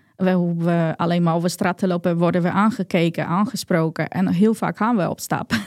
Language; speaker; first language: Dutch; non-native, fluent; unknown